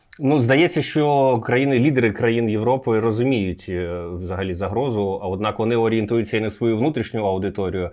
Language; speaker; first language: Ukrainian; native; Ukrainian